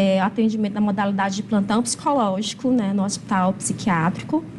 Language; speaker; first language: Portuguese; native; Portuguese